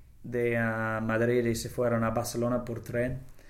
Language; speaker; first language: Spanish; non-native, learner; English